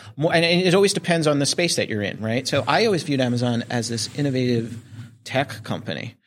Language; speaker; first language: English; native; English